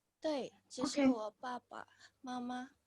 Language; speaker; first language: Chinese; non-native, learner; Indonesian